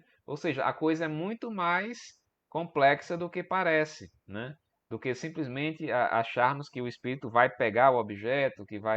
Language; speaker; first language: Portuguese; native; Portuguese